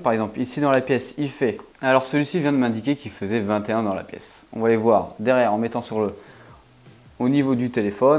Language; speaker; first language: French; native; French